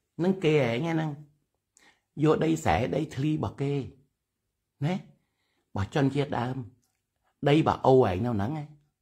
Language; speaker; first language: Khmer; native; Khmer